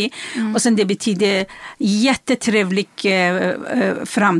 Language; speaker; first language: Swedish; non-native, fluent; Persian